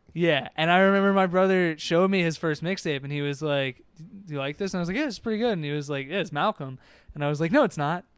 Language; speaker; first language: English; native; English